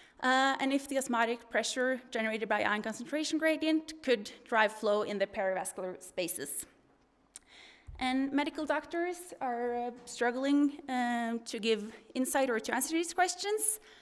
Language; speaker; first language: English; non-native, fluent; Norwegian